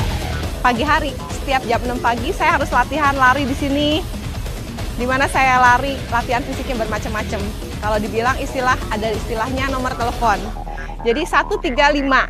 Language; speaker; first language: Indonesian; native; Indonesian